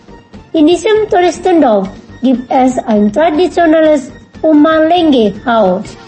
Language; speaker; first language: German; non-native, fluent; Indonesian